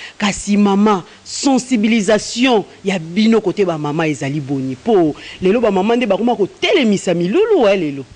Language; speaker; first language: Lingala; native; Lingala